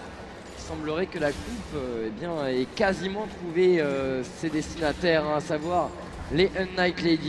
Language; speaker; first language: French; native; French